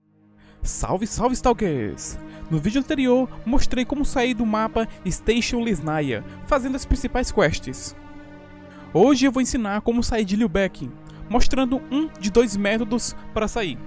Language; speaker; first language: Portuguese; native; Portuguese